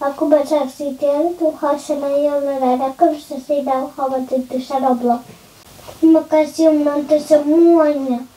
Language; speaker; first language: Indonesian; early bilingual, heritage; Indonesian